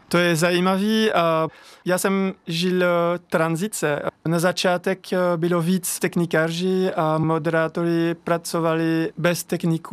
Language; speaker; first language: Czech; non-native, learner; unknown